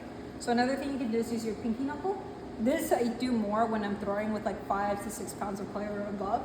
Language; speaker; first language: English; native; English